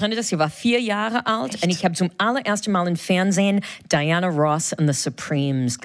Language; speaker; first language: German; non-native, fluent; English